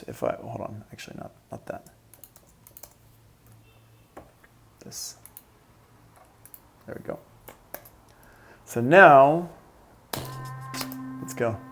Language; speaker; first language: English; native; English